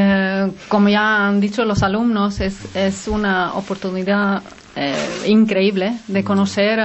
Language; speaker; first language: Spanish; non-native, fluent; Swedish